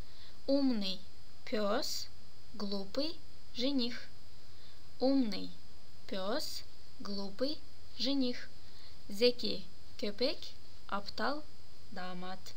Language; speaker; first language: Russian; non-native, fluent; Turkish